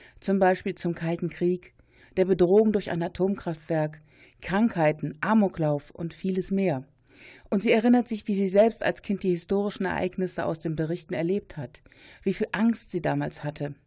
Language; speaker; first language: German; native; German